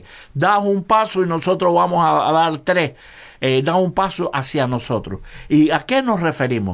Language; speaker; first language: Spanish; native; Spanish